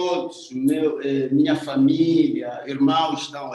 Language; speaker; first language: Portuguese; non-native, learner; Swahili